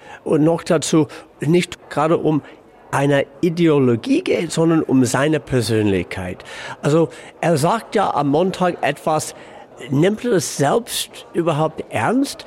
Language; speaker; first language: German; non-native, fluent; English